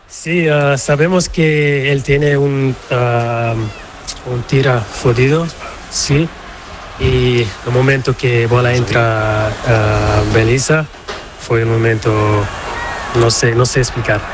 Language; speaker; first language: Spanish; non-native, learner; Portuguese